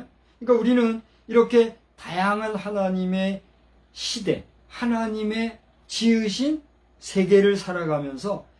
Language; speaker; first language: Korean; native; Korean